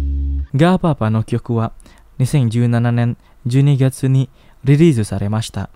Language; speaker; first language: Japanese; non-native, learner; Indonesian